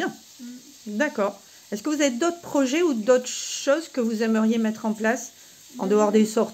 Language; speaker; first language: French; native; French